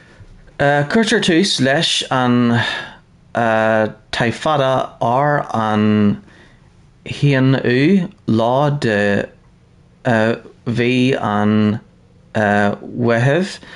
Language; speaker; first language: Irish; non-native, learner; English